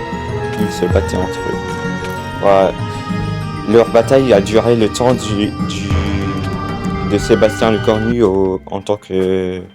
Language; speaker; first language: French; native; French